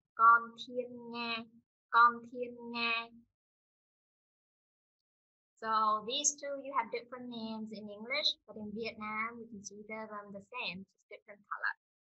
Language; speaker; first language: English; non-native, fluent; Vietnamese